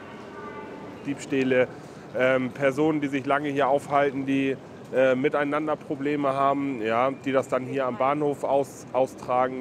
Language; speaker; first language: German; native; German